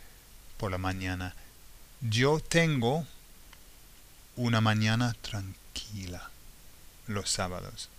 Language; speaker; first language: Spanish; non-native, fluent; English